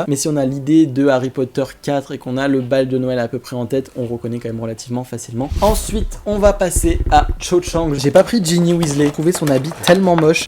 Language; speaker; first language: French; native; French